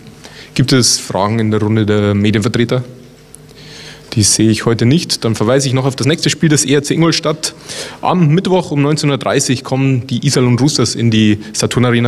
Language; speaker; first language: German; native; German